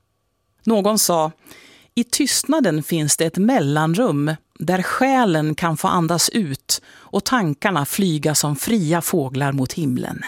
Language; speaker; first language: Swedish; native; Swedish